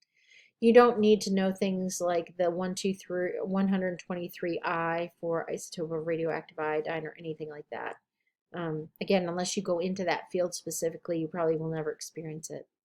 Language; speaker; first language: English; native; English